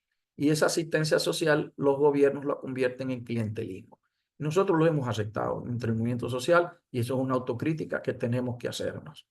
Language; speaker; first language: Spanish; native; Spanish